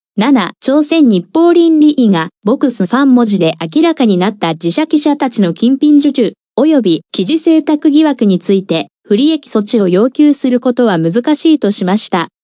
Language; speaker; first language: Japanese; non-native, fluent; Korean